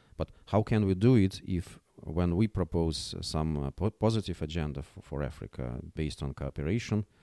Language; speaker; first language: English; non-native, fluent; Russian